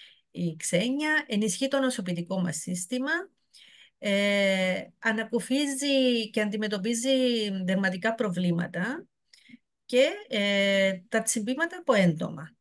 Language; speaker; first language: Greek; native; Greek